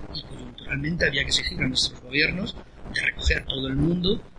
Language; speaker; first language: Spanish; native; Spanish